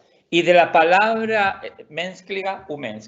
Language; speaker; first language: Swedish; non-native, fluent; Spanish